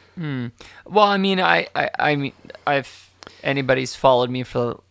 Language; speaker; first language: English; native; English